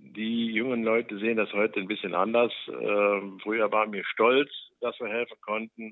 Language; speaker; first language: German; native; German